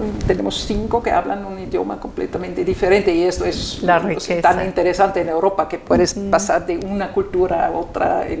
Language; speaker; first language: Spanish; non-native, fluent; German